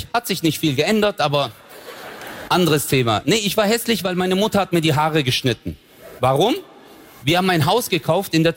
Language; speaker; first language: German; early bilingual, other home language; Turkish